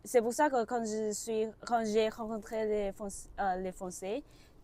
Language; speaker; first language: French; non-native, learner; Vietnamese